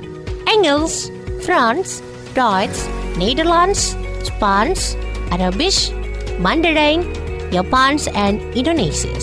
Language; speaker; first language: Dutch; non-native, learner; Indonesian